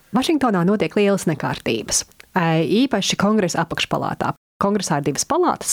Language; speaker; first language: Latvian; early bilingual, heritage; Latvian